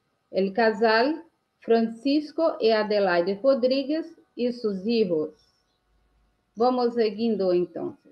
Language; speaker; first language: Portuguese; non-native, learner; Spanish